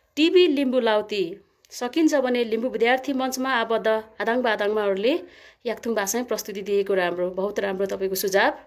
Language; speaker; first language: Nepali; non-native, local second language; Limburgish